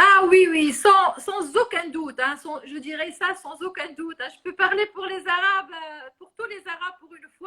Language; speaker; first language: French; non-native, local second language; Arabic